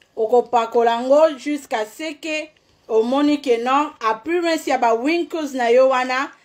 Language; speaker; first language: French; non-native, local second language; Lingala